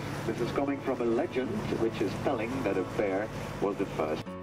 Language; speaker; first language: English; non-native, fluent; Dutch